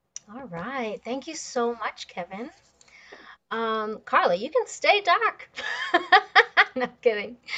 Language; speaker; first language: English; native; English